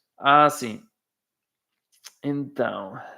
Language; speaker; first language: Portuguese; non-native, fluent; English